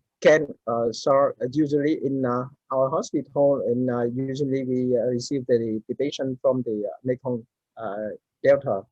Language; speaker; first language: English; non-native, learner; Vietnamese